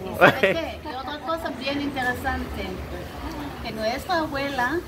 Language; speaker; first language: Spanish; non-native, fluent; Hebrew